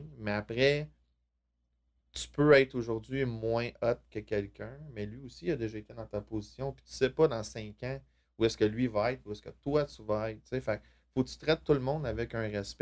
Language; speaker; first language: French; native; French